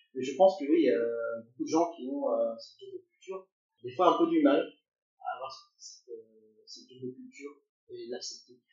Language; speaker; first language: French; early bilingual, other home language; Cantonese